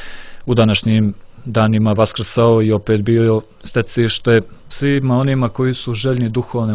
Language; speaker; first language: Croatian; native; Croatian